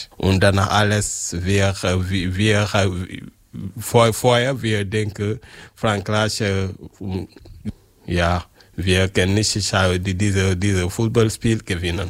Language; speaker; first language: German; non-native, learner; French